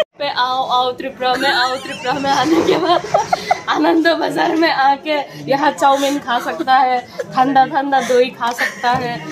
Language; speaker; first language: Hindi; non-native, local second language; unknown